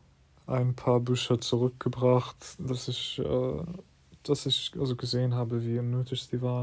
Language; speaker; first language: German; non-native, fluent; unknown